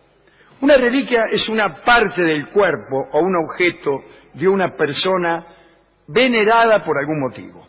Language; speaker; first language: Spanish; native; Spanish